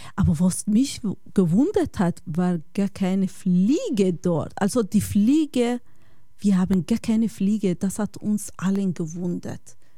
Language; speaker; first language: German; non-native, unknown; Bosnian